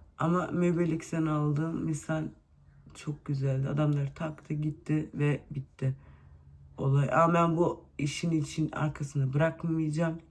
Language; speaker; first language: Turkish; early bilingual, heritage; Turkish